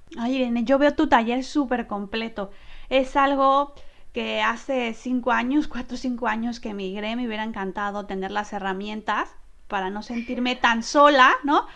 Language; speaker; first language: Spanish; native; Spanish